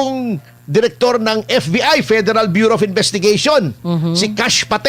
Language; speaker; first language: Filipino; native; Filipino